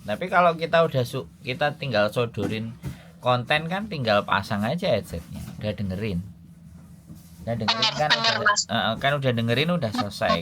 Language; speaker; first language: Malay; non-native, local second language; Javanese